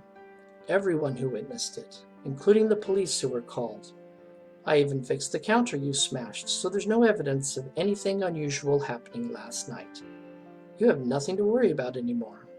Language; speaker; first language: English; native; English